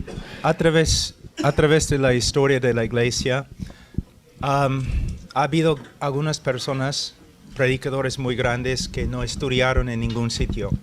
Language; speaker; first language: Spanish; non-native, fluent; English